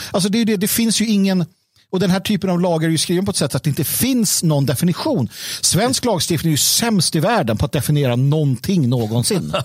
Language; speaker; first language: Swedish; native; Swedish